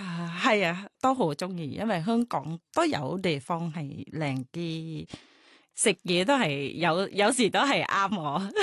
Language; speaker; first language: Chinese; non-native, fluent; Thai